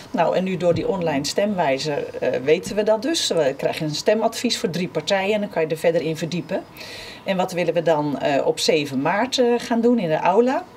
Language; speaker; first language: Dutch; native; Dutch